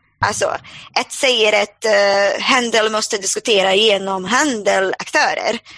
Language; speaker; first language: Swedish; non-native, fluent; Portuguese